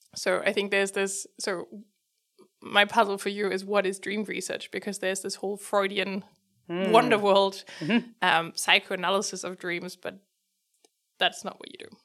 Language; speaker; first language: English; non-native, fluent; German